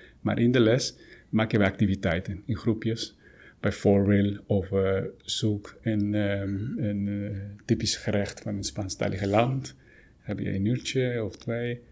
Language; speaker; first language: Dutch; non-native, fluent; Spanish